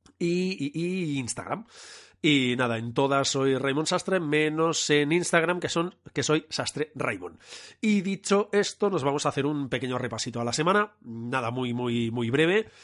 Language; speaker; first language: Spanish; non-native, local second language; Catalan